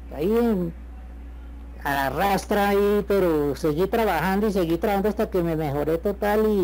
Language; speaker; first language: Spanish; native; Spanish